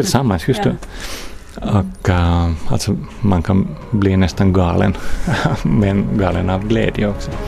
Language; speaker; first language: Swedish; non-native, fluent; Finnish